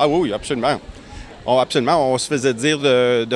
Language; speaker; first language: French; native; French